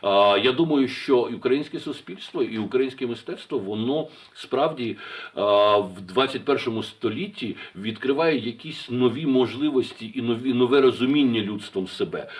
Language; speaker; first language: Ukrainian; native; Ukrainian